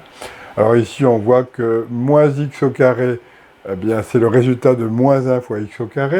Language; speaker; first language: French; native; French